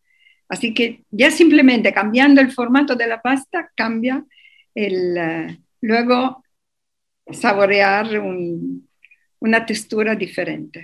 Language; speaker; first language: Spanish; non-native, fluent; Italian